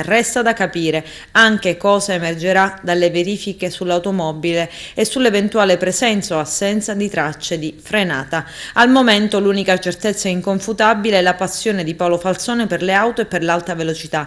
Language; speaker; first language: Italian; native; Italian